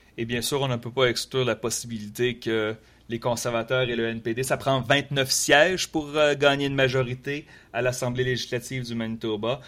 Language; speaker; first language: French; native; French